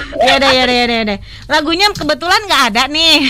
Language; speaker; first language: Indonesian; native; Indonesian